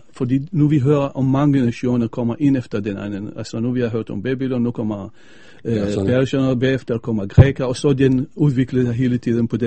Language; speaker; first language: Danish; non-native, fluent; Arabic